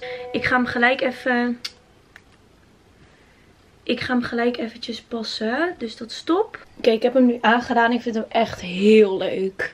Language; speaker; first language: Dutch; native; Dutch